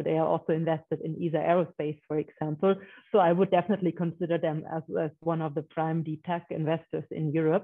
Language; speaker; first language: English; non-native, fluent; German